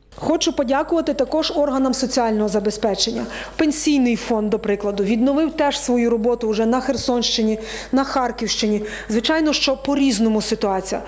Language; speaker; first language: Ukrainian; native; Ukrainian